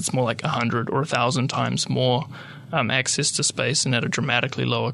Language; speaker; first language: English; native; English